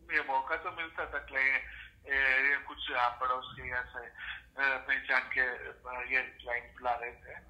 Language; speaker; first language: Hindi; non-native, local second language; Urdu